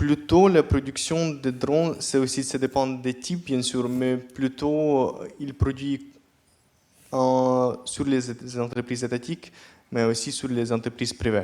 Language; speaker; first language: French; non-native, fluent; Ukrainian